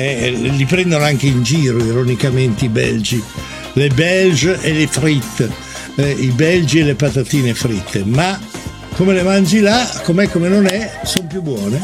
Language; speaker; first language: Italian; native; Italian